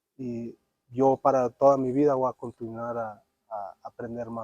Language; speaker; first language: Spanish; early bilingual, other home language; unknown